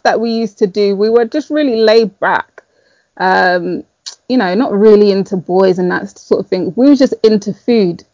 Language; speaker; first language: English; native; English